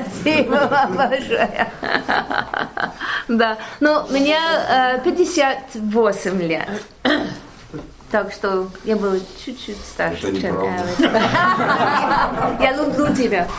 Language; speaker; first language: Russian; non-native, learner; English